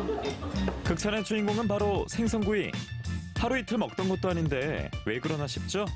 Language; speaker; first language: Korean; native; Korean